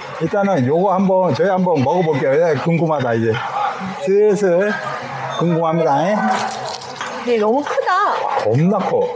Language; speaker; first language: Korean; native; Korean